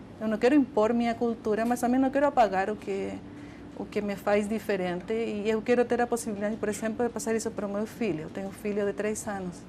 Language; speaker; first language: Portuguese; non-native, fluent; Spanish